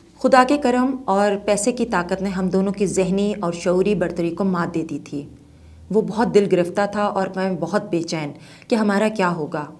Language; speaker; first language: Urdu; native; Urdu